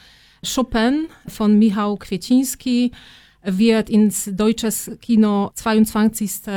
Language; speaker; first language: German; non-native, learner; Polish